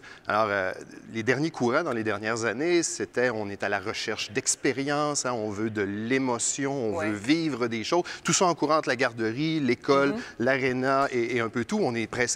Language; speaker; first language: French; native; French